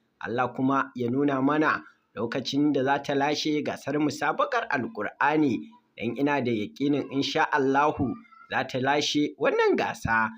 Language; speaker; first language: Hausa; native; Hausa